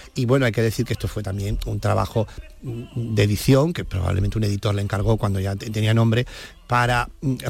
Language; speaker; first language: Spanish; native; Spanish